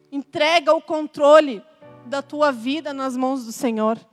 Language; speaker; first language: Portuguese; native; Portuguese